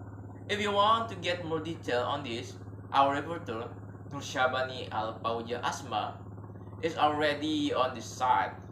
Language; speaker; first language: English; non-native, learner; Indonesian